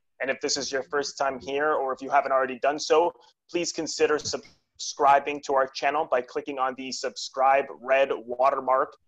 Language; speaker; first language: English; native; English